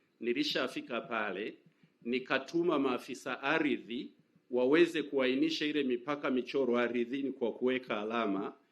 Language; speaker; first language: Swahili; native; Swahili